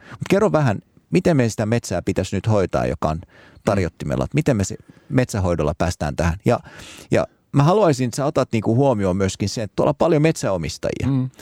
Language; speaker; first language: Finnish; early bilingual, other home language; Arabic